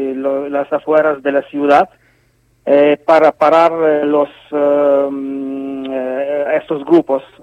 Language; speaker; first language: Spanish; non-native, fluent; Ukrainian